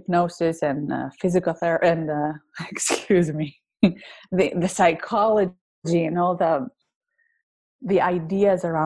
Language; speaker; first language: English; non-native, fluent; Greek